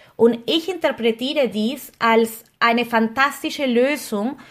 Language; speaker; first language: German; non-native, fluent; Spanish